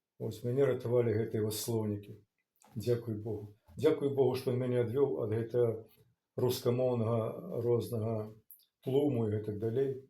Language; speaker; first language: Belarusian; non-native, local second language; Russian